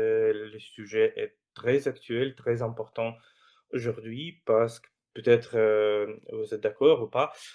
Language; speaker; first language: French; non-native, fluent; Russian